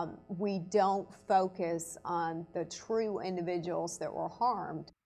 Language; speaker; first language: English; native; English